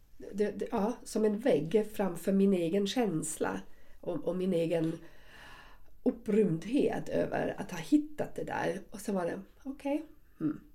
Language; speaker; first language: Swedish; non-native, fluent; German